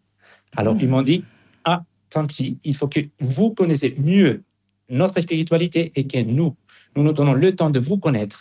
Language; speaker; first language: French; non-native, fluent; Spanish